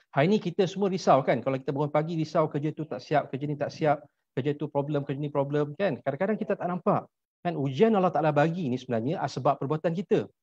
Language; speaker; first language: Malay; native; Malay